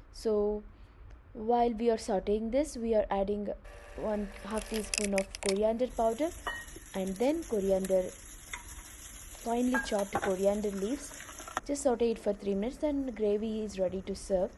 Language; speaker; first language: English; non-native, local second language; Telugu